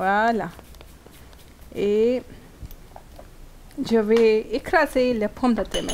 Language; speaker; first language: French; non-native, learner; Hindi